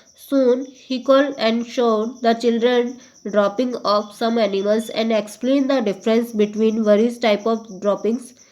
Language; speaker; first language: English; non-native, local second language; Hindi